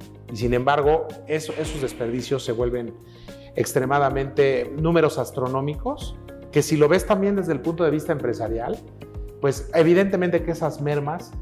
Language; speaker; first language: Spanish; native; Spanish